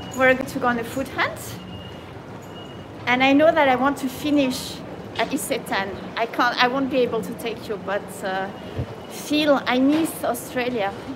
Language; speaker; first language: English; non-native, fluent; French